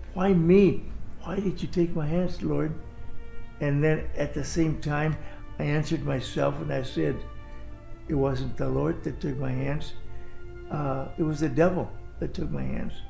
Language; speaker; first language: English; native; English